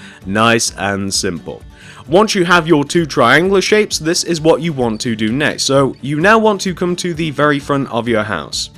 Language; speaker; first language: English; native; English